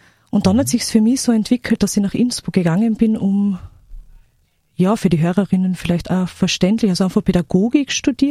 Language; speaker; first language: German; native; German